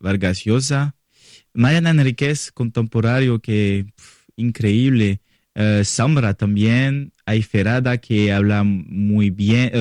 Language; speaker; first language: Spanish; non-native, learner; French